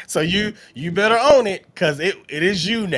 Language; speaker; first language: English; native; English